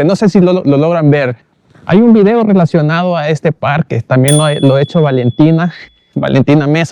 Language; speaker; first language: Spanish; native; Spanish